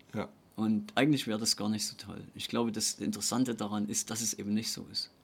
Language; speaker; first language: German; native; German